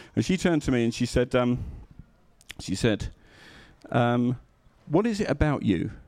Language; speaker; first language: English; native; English